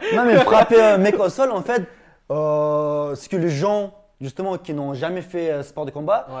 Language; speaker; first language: French; non-native, fluent; Ingush